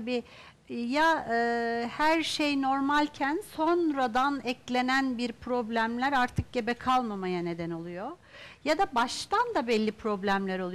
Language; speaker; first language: Turkish; native; Turkish